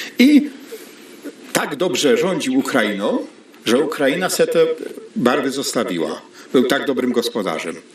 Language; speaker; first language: Polish; non-native, local second language; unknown